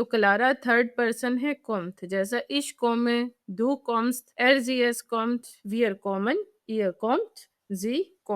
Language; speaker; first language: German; non-native, fluent; Urdu